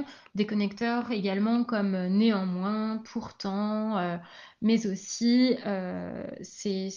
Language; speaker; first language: French; native; French